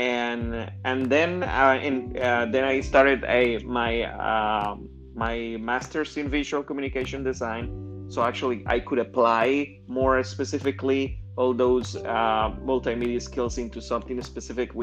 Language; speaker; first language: English; non-native, fluent; Spanish